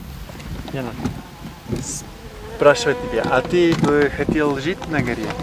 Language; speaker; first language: Russian; non-native, learner; Dutch